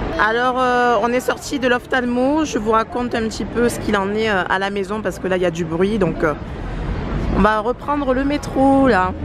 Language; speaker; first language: French; native; French